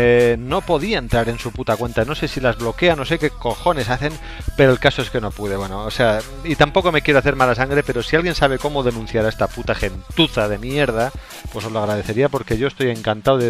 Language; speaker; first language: Spanish; native; Spanish